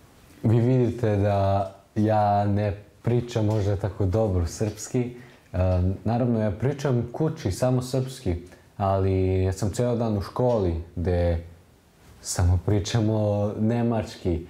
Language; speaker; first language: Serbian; early bilingual, heritage; German